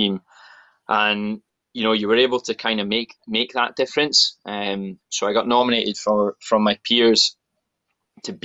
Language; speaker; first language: English; native; English